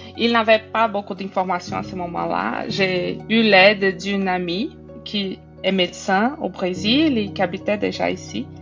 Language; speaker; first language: French; non-native, fluent; Portuguese